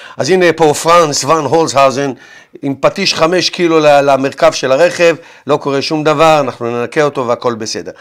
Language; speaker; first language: Hebrew; native; Hebrew